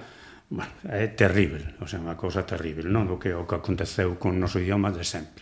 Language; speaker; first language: Galician; native; Galician